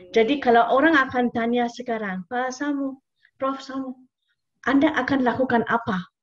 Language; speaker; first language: Indonesian; non-native, fluent; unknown